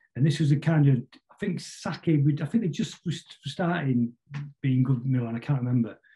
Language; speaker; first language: English; native; English